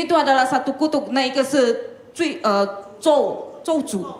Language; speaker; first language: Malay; non-native, local second language; Chinese